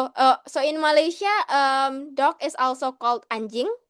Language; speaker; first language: English; non-native, learner; Indonesian